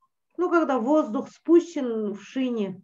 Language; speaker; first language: Russian; native; Russian